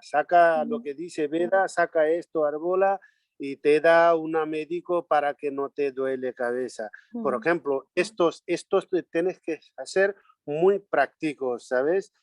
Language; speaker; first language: Spanish; non-native, learner; Nepali